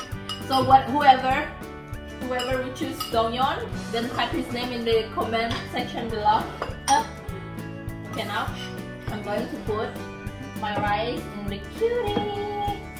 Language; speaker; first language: English; non-native, fluent; Indonesian